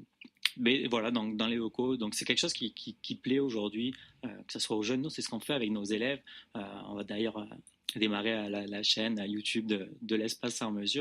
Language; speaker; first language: French; native; French